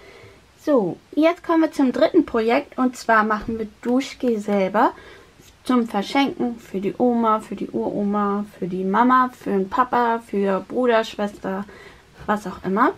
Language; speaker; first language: German; native; German